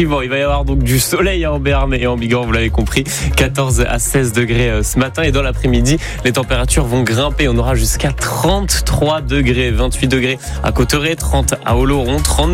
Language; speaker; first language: French; native; French